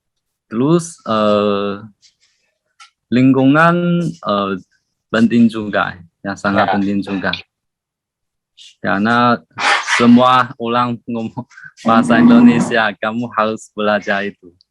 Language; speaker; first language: Indonesian; non-native, learner; Chinese